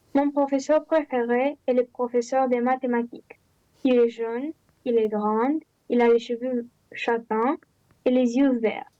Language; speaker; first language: French; non-native, learner; Romanian